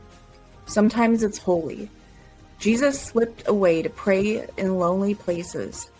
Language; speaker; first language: English; native; English